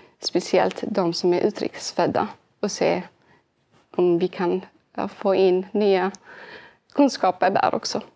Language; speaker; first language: Swedish; early bilingual, other home language; Arabic